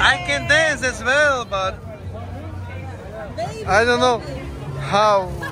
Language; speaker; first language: English; non-native, learner; Slovak